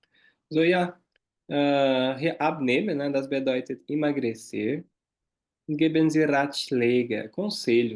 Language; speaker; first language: German; non-native, fluent; Portuguese